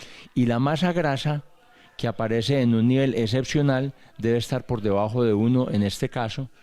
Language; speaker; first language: Spanish; native; Spanish